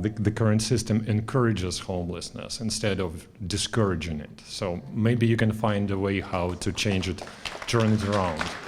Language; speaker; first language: English; non-native, fluent; Russian